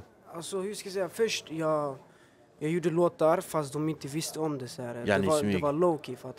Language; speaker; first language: Swedish; early bilingual, other home language; Albanian